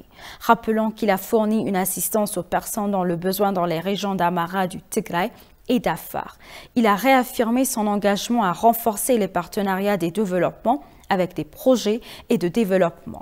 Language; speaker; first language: French; non-native, fluent; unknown